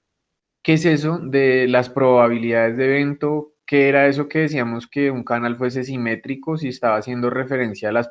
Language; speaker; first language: Spanish; native; Spanish